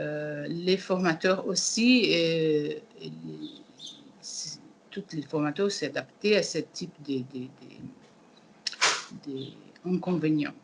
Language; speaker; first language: French; non-native, learner; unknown